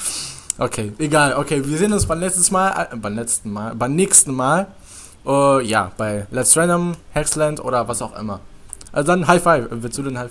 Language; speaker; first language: German; native; German